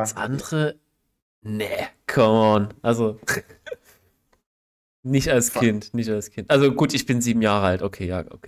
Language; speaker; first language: German; native; German